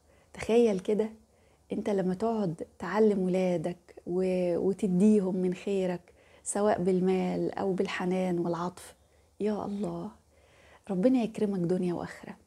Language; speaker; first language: Arabic; native; Arabic